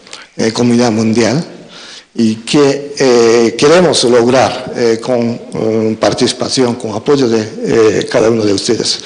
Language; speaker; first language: Spanish; non-native, fluent; Japanese